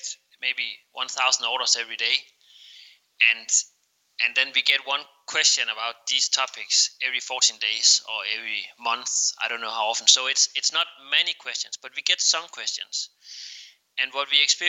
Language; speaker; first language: English; non-native, fluent; Danish